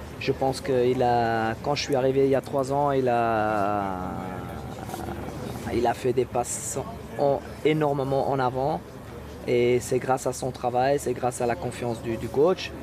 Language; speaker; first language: French; non-native, local second language; Dutch